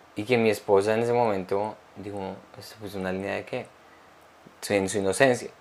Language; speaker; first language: Spanish; early bilingual, heritage; Spanish